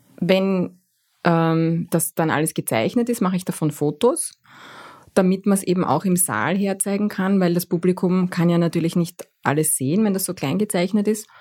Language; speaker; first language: German; native; German